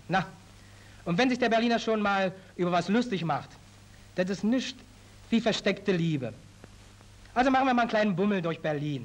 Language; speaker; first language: German; native; German